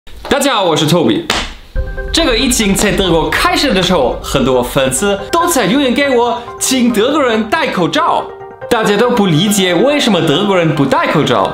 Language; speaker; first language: Chinese; non-native, fluent; German